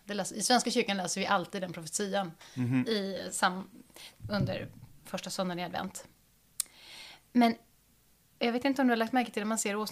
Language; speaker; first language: Swedish; native; Swedish